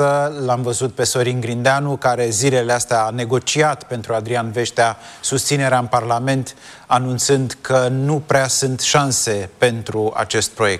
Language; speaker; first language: Romanian; native; Romanian